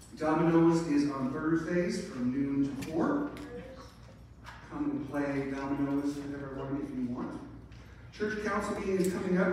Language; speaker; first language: English; native; English